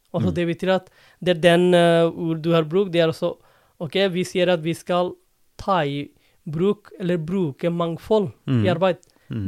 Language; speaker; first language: Norwegian; non-native, fluent; Bangla